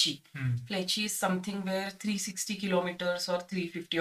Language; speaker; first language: English; non-native, local second language; Marathi